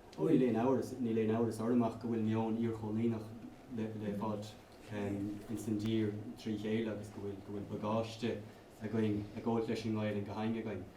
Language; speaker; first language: Irish; native; Irish